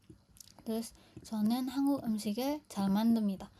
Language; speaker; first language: Korean; non-native, fluent; Indonesian